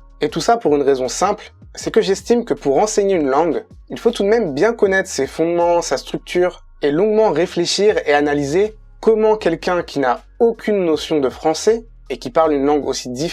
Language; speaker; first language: French; native; French